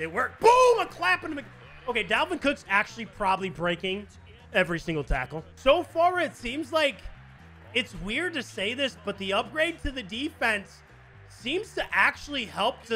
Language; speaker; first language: English; native; English